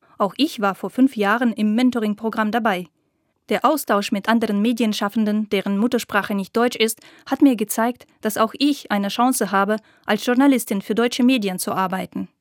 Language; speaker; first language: German; non-native, fluent; Russian